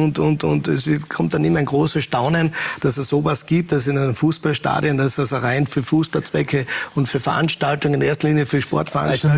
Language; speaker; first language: German; native; German